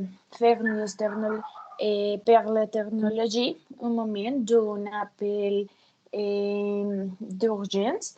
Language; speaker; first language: French; non-native, learner; Spanish